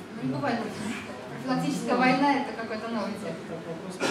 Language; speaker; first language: Russian; native; Russian